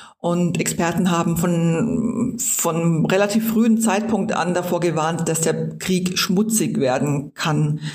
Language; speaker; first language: German; native; German